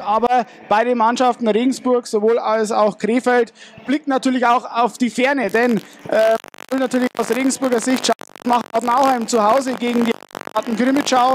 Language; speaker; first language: German; native; German